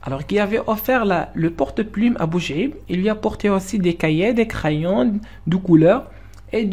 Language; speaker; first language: French; non-native, local second language; Arabic